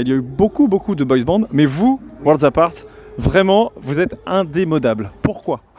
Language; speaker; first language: French; native; French